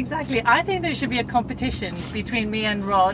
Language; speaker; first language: English; native; English